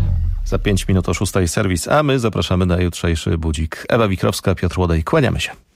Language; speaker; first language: Polish; native; Polish